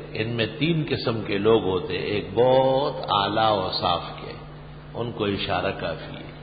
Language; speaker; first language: Urdu; non-native, local second language; Pashto